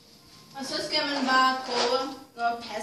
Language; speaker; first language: Danish; non-native, fluent; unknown